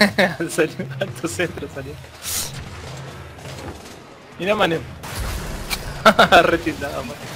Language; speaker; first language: Spanish; native; Spanish